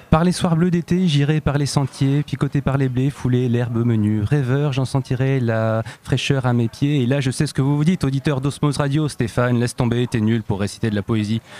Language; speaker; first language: French; native; French